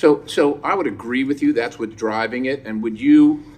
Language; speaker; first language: English; native; English